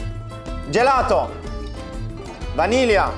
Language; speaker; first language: Italian; non-native, fluent; French